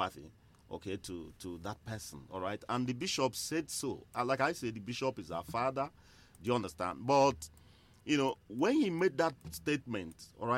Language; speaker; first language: English; non-native, local second language; Igbo